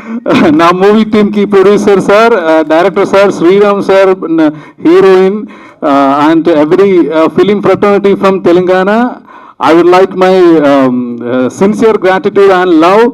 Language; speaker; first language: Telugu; non-native, learner; Malayalam